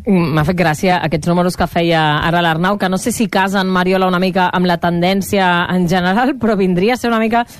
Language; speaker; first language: Catalan; native; Catalan